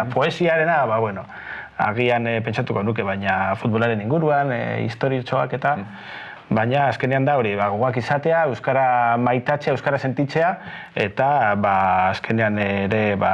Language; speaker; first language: Basque; non-native, local second language; Spanish